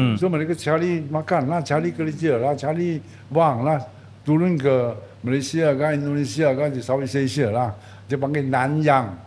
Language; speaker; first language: Malay; non-native, local second language; Chinese